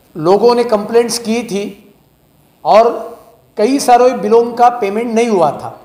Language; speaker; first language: Hindi; non-native, local second language; Marathi